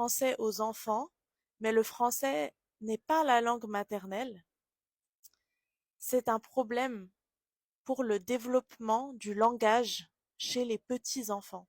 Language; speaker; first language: French; native; French